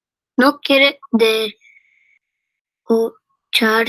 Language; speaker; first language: Spanish; early bilingual, heritage; Spanish